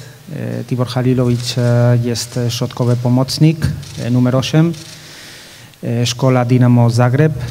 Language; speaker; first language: Polish; non-native, fluent; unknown